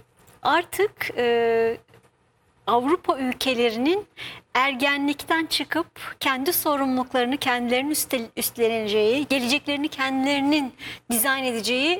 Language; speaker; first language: Turkish; native; Turkish